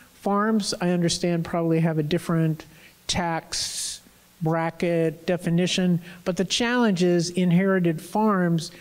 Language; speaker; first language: English; native; English